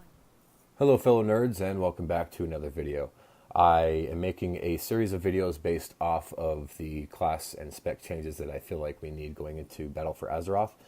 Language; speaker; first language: English; native; English